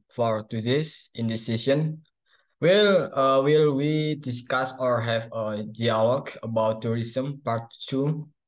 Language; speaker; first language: English; non-native, learner; Indonesian